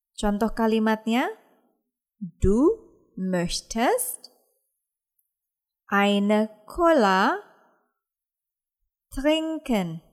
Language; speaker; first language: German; non-native, fluent; Indonesian